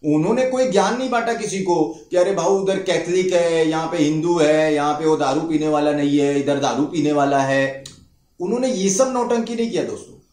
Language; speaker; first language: Hindi; non-native, local second language; Marathi